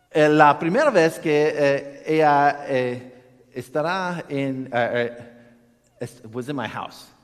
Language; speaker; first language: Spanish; non-native, learner; English